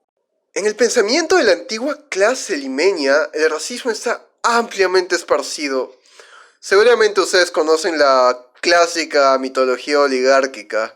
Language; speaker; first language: Spanish; native; Spanish